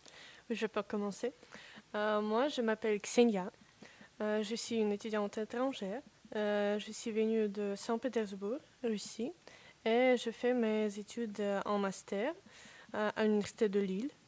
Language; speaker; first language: French; non-native, learner; Russian